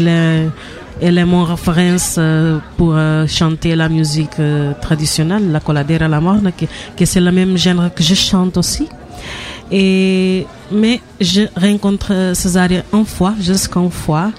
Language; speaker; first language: French; non-native, learner; Portuguese